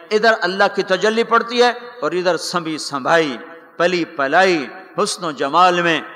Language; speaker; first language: Urdu; non-native, local second language; Punjabi